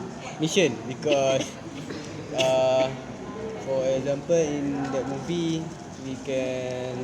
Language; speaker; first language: English; non-native, learner; Malay